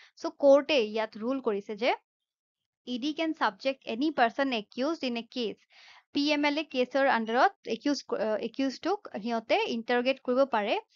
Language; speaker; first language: English; non-native, local second language; Assamese